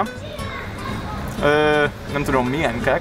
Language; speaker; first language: Hungarian; non-native, learner; English